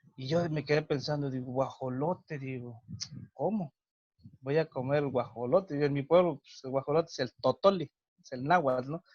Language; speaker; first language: Spanish; non-native, local second language; Nahuatl languages